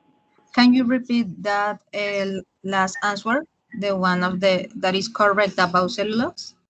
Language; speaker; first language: English; non-native, learner; Spanish